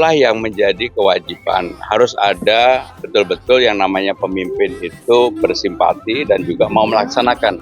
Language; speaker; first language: Indonesian; native; Indonesian